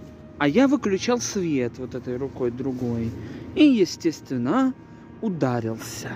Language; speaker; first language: Russian; native; Russian